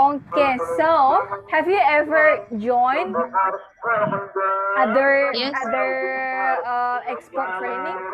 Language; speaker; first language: English; non-native, fluent; Indonesian